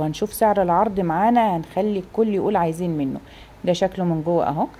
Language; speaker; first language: Arabic; native; Arabic